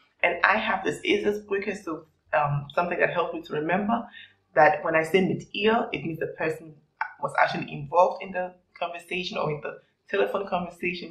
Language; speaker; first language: English; non-native, local second language; Akan